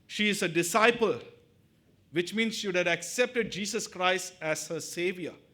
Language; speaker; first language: English; non-native, local second language; Tamil